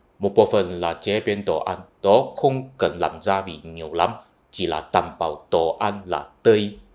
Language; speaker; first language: Vietnamese; non-native, fluent; Chinese